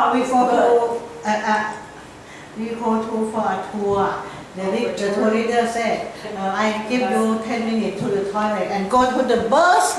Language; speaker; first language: English; non-native, learner; Thai